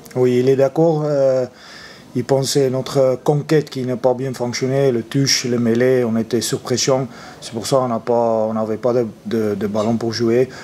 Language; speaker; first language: French; non-native, fluent; Afrikaans